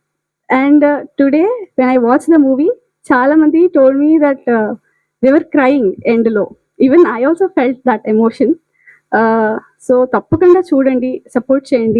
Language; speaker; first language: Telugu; non-native, learner; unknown